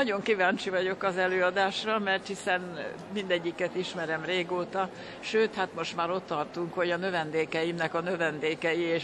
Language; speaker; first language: Hungarian; native; Hungarian